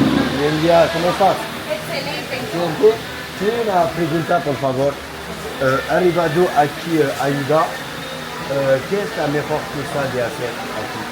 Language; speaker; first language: Spanish; non-native, learner; French